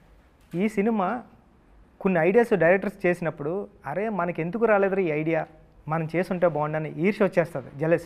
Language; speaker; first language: Telugu; native; Telugu